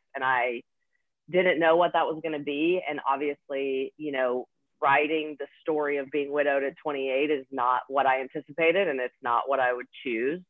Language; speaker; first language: English; native; English